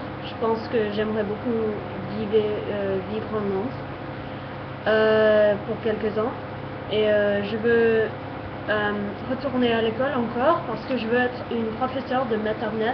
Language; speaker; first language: French; non-native, fluent; English